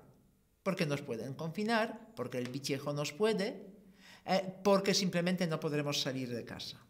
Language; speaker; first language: Spanish; non-native, fluent; Polish